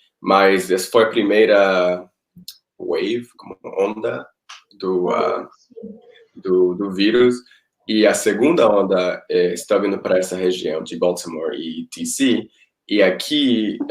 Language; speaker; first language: Portuguese; non-native, fluent; Spanish